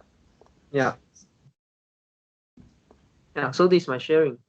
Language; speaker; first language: English; non-native, learner; Chinese